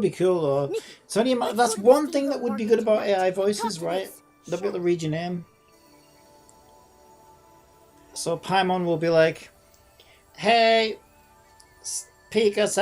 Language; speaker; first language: English; native; English